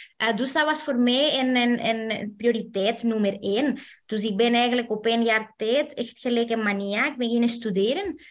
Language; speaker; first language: Dutch; non-native, fluent; Spanish